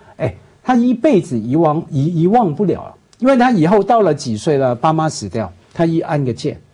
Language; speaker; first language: Chinese; non-native, local second language; Cantonese